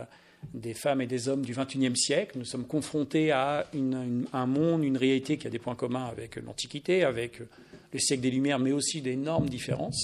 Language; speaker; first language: French; native; French